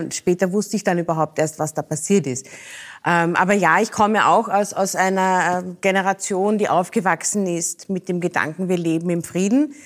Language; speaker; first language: German; native; German